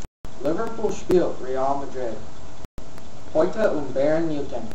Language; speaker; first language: German; non-native, learner; English